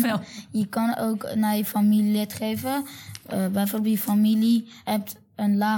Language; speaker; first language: Dutch; non-native, learner; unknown